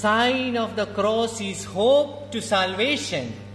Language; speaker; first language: English; non-native, local second language; Malayalam